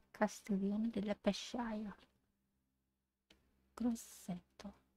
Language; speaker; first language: Italian; non-native, learner; English